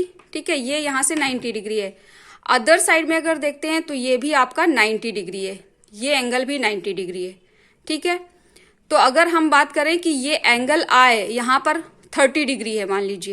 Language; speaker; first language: Hindi; native; Hindi